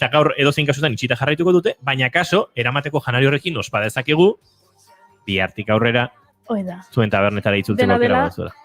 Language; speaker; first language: Basque; native; Basque